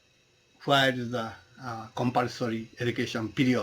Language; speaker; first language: English; non-native, learner; Japanese